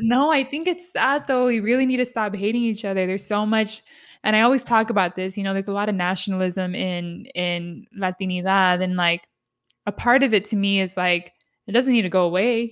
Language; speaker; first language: English; early bilingual, other home language; Spanish